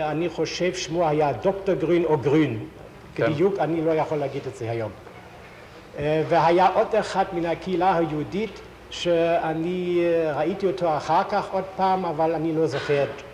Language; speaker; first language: Hebrew; non-native, fluent; German